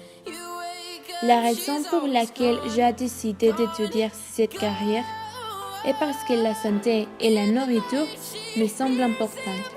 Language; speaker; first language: French; non-native, learner; Spanish